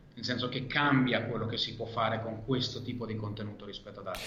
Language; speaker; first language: Italian; non-native, fluent; Hebrew